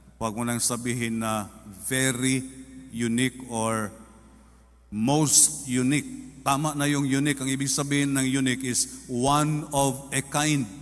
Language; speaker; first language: Filipino; non-native, local second language; Cebuano